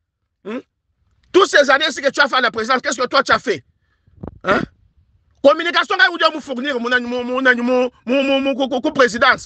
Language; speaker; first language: French; non-native, local second language; Luba-Lulua